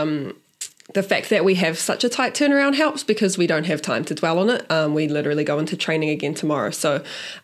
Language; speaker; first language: English; native; English